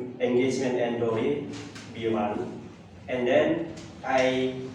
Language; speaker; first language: English; non-native, learner; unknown